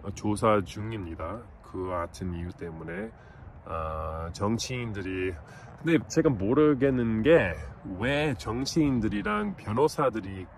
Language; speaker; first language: Korean; non-native, fluent; English